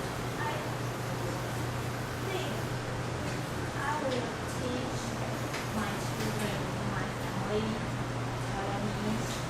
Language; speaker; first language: English; non-native, learner; Chinese